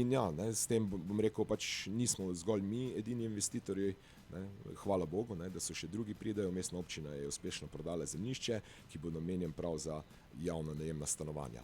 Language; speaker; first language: Slovenian; native; Slovenian